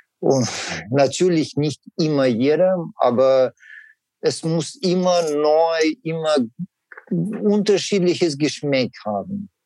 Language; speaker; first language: German; non-native, learner; Russian